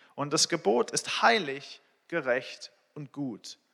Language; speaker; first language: German; non-native, fluent; English